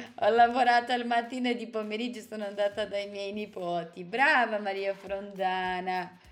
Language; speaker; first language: Italian; non-native, fluent; Portuguese